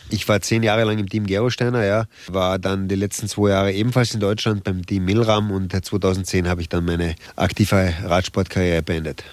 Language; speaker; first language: German; non-native, local second language; Slovenian